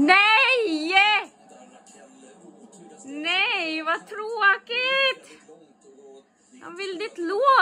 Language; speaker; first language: Swedish; non-native, learner; Filipino